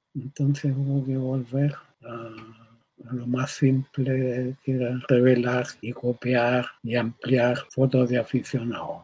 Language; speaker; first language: Spanish; early bilingual, other home language; German